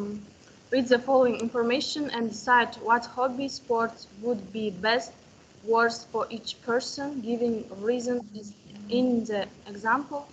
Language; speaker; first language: English; non-native, learner; Kazakh